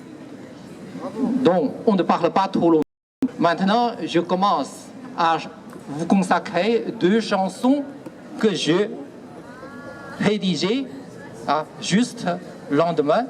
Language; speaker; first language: French; non-native, fluent; Chinese